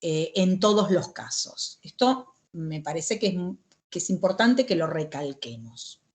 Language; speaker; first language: Spanish; native; Spanish